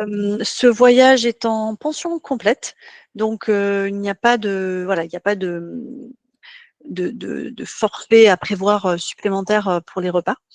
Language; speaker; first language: French; native; French